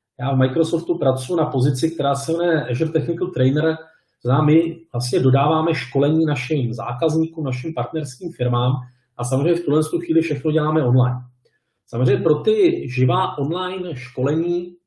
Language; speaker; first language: Czech; native; Czech